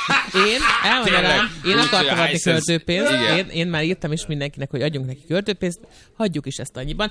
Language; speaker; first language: Hungarian; native; Hungarian